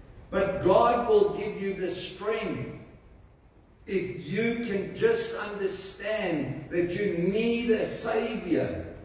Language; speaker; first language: English; non-native, local second language; Afrikaans